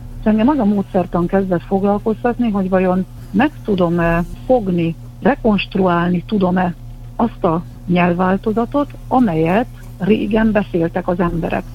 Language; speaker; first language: Hungarian; native; Hungarian